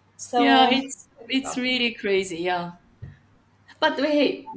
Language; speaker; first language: English; non-native, fluent; Japanese